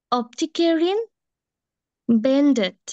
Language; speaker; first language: German; non-native, learner; Bangla